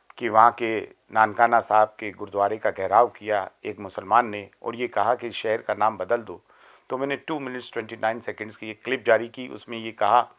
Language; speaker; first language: Urdu; native; Urdu